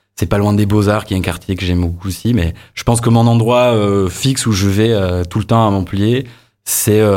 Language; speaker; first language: French; non-native, fluent; English